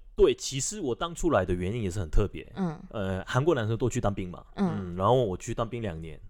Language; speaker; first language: Chinese; non-native, fluent; Korean